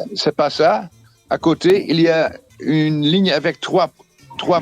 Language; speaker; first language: French; non-native, fluent; Dutch